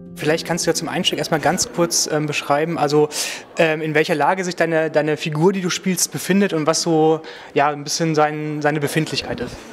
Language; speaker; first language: German; native; German